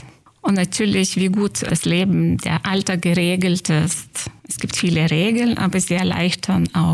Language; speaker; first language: German; non-native, fluent; Lithuanian